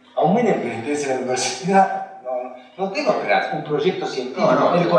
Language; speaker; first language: Spanish; early bilingual, other home language; Hungarian